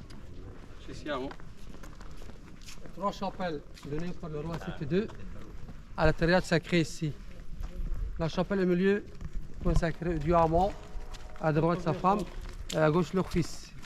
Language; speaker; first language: French; non-native, fluent; Arabic